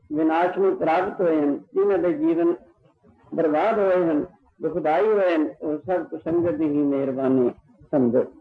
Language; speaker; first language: Hindi; non-native, local second language; Punjabi